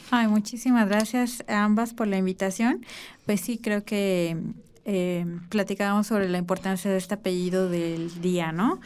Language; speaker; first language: Spanish; native; Spanish